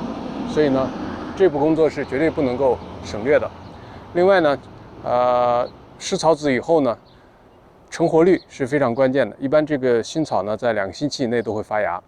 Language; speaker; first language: Chinese; native; Chinese